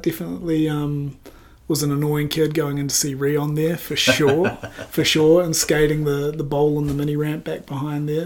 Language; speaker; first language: English; native; English